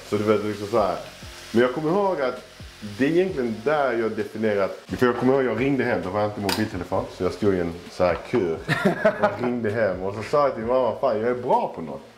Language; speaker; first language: Swedish; early bilingual, other home language; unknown